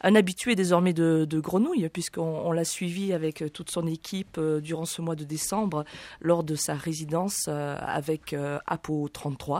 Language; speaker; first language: French; native; French